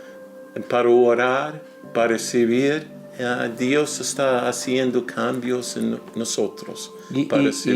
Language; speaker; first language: Spanish; non-native, fluent; English